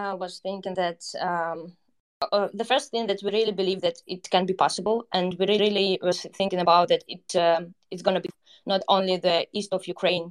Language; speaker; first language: English; non-native, fluent; Ukrainian